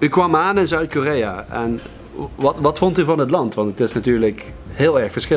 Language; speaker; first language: Dutch; native; Dutch